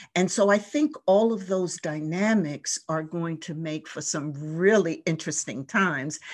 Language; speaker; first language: English; native; English